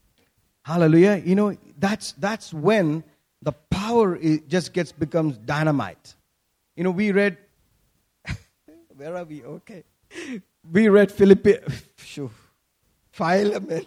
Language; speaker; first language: English; non-native, local second language; Malayalam